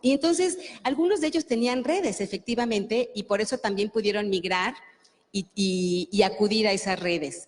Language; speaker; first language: Spanish; native; Spanish